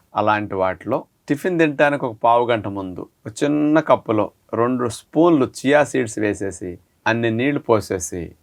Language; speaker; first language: Telugu; native; Telugu